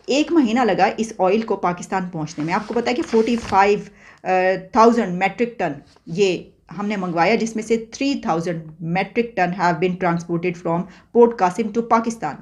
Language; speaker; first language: Urdu; native; Urdu